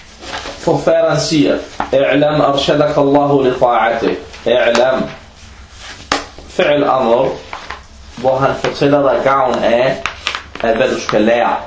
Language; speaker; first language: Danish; early bilingual, other home language; Arabic